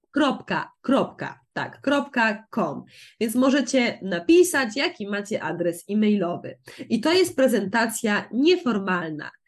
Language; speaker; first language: Polish; native; Polish